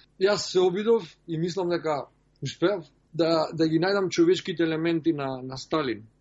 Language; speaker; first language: Macedonian; early bilingual, heritage; Macedonian